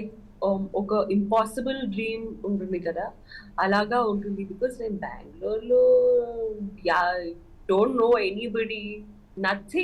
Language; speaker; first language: Telugu; non-native, learner; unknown